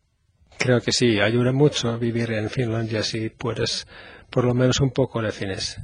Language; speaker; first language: Spanish; non-native, learner; Finnish